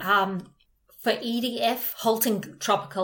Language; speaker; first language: English; native; English